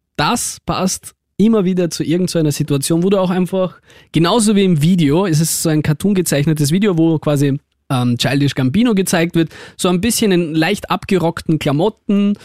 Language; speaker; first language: German; early bilingual, other home language; Russian